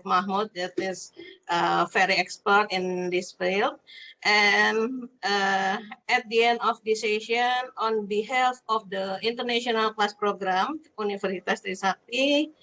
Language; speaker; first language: English; non-native, fluent; Indonesian